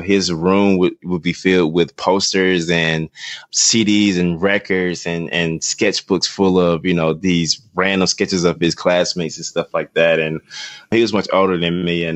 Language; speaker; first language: English; native; English